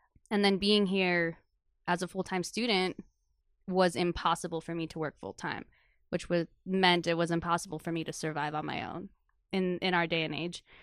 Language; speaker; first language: English; native; English